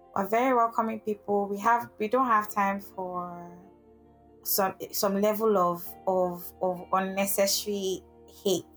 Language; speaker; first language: English; non-native, local second language; Igbo